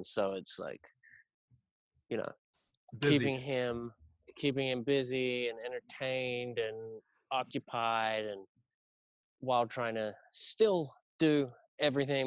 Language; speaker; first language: English; native; English